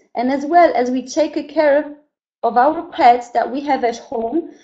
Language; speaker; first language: English; non-native, fluent; Polish